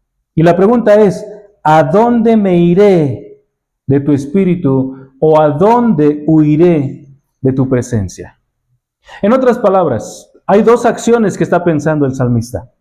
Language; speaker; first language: Spanish; native; Spanish